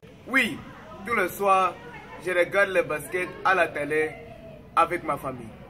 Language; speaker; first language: French; non-native, learner; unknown